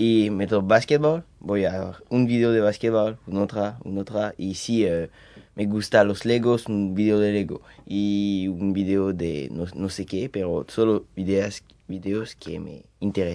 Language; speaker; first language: Spanish; early bilingual, heritage; French